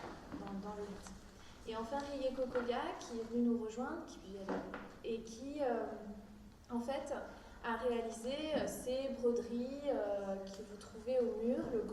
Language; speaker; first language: French; native; French